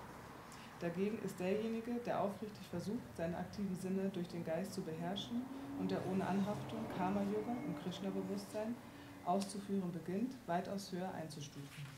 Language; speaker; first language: German; native; German